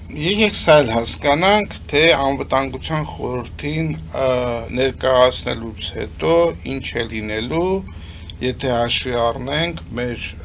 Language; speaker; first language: Armenian; native; Armenian